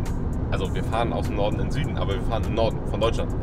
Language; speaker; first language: German; native; German